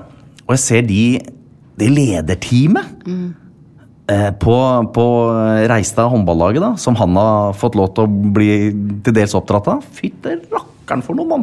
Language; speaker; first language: Norwegian; native; Norwegian